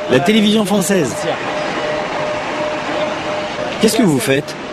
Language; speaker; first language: French; native; French